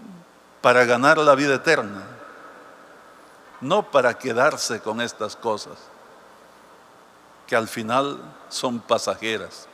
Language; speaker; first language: Spanish; native; Spanish